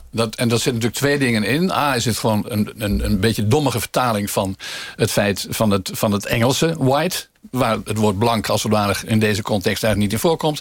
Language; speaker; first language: Dutch; native; Dutch